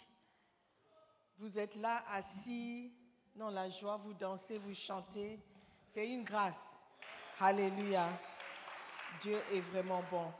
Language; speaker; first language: French; non-native, fluent; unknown